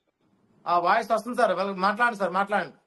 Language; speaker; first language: Telugu; native; Telugu